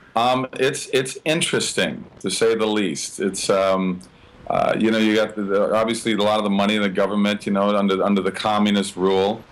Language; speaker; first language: English; native; English